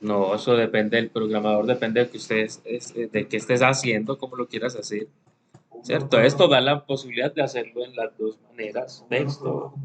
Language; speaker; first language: Spanish; native; Spanish